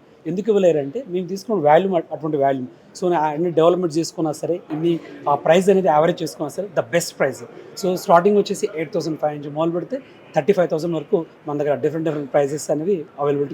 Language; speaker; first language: Telugu; native; Telugu